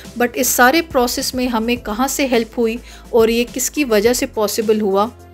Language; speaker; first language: Urdu; native; Urdu